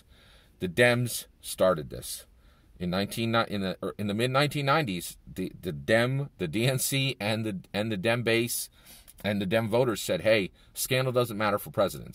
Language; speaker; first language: English; native; English